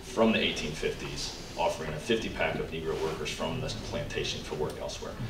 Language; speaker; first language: English; native; English